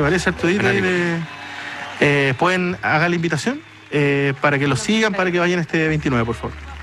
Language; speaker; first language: Spanish; native; Spanish